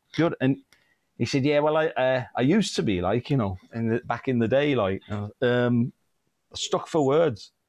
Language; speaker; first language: English; native; English